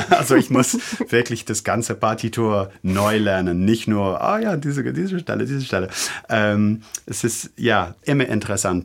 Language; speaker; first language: German; non-native, fluent; English